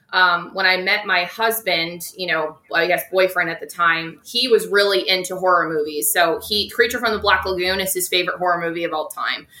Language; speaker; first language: English; native; English